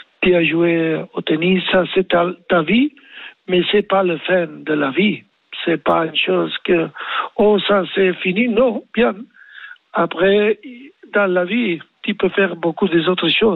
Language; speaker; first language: French; non-native, learner; Spanish